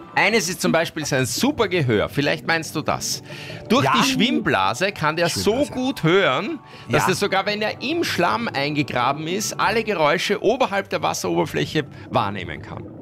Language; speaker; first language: German; native; German